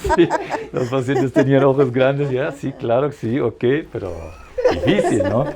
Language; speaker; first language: Spanish; non-native, fluent; German